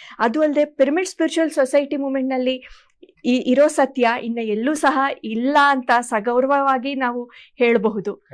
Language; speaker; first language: Kannada; non-native, local second language; Telugu